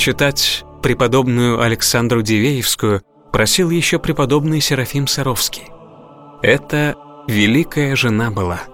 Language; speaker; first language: Russian; native; Russian